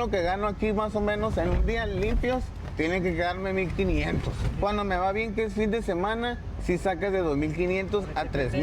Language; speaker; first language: Spanish; native; Spanish